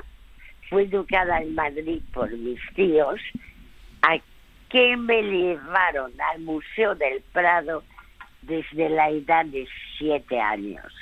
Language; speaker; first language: Spanish; early bilingual, other home language; French